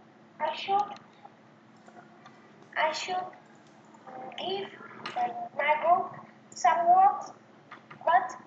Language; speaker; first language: English; non-native, learner; Vietnamese